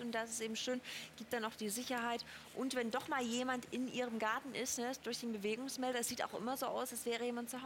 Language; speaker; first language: German; native; German